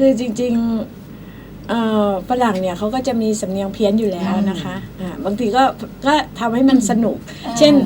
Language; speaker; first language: Thai; native; Thai